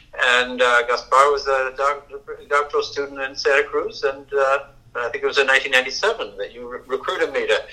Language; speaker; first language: English; native; English